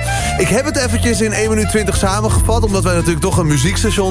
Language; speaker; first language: Dutch; native; Dutch